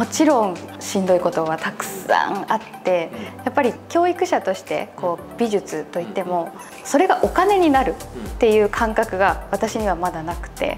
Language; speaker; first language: Japanese; native; Japanese